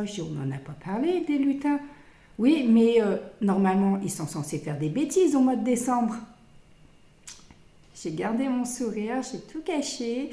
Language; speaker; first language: French; native; French